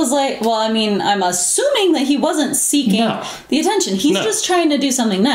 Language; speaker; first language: English; native; English